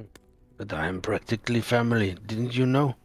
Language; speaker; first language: English; non-native, fluent; French